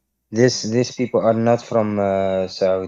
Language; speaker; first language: English; non-native, fluent; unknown